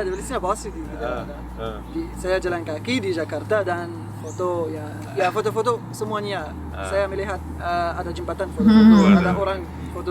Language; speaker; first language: Indonesian; non-native, fluent; Arabic